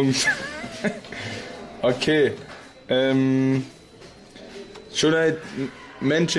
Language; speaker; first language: English; non-native, learner; German